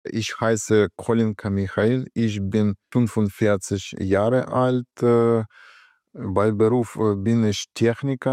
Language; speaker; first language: German; non-native, learner; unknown